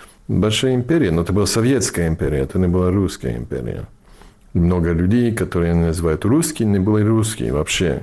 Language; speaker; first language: Russian; non-native, fluent; English